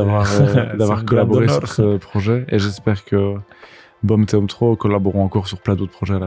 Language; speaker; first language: French; native; French